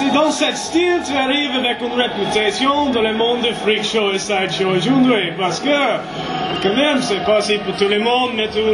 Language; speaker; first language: French; non-native, fluent; English